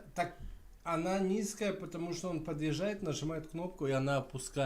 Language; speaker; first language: Russian; native; Russian